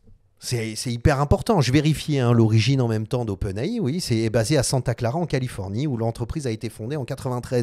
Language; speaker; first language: French; native; French